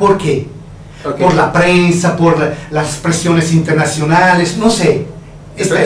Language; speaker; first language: Spanish; non-native, fluent; Italian